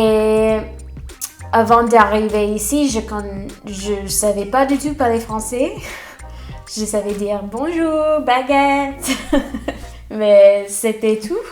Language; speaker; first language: French; non-native, fluent; English